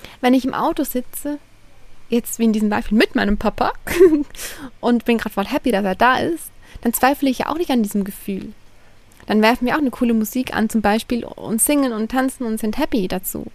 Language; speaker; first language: German; native; German